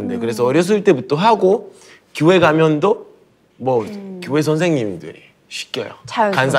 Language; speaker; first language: Korean; early bilingual, heritage; Korean